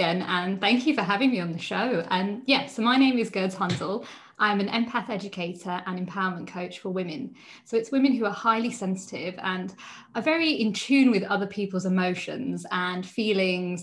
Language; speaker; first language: English; native; English